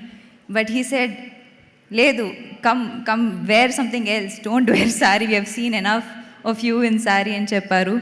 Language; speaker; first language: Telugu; non-native, learner; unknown